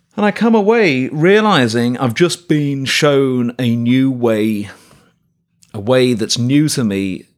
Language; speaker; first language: English; native; English